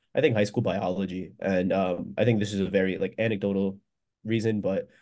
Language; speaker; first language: English; native; English